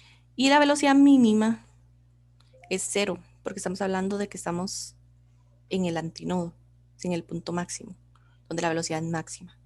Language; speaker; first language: Spanish; native; Spanish